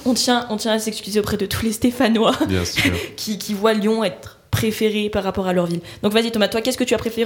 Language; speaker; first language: French; native; French